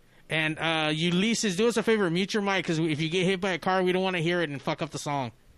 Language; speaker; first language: English; native; English